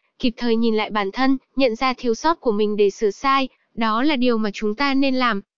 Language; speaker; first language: Vietnamese; non-native, local second language; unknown